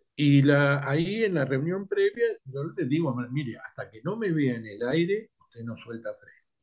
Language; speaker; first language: Spanish; native; Spanish